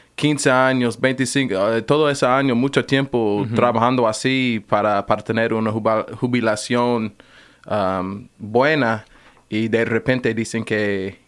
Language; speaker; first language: Spanish; non-native, fluent; English